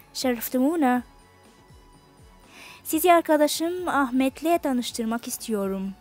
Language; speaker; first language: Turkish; non-native, fluent; Arabic